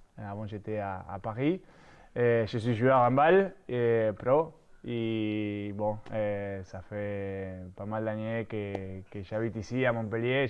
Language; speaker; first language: French; non-native, fluent; Spanish